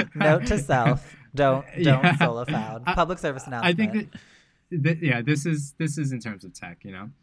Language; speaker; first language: English; native; English